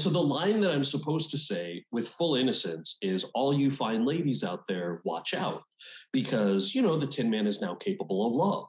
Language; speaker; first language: English; native; English